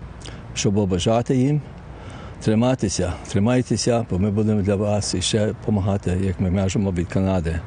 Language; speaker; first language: Ukrainian; early bilingual, heritage; Ukrainian